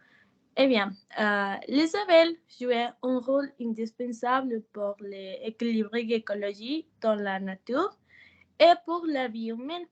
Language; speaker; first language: French; non-native, learner; Spanish